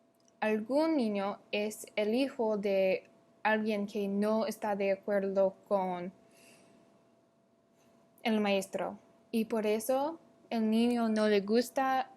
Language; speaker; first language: Spanish; non-native, learner; English